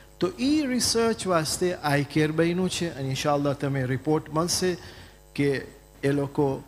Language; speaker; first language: Gujarati; early bilingual, heritage; Gujarati